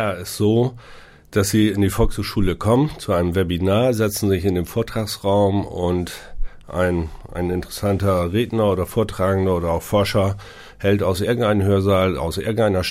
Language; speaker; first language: German; native; German